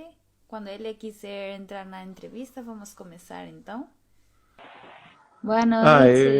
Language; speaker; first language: Portuguese; non-native, fluent; Spanish